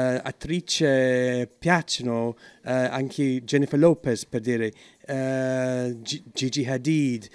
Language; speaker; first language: Italian; non-native, fluent; English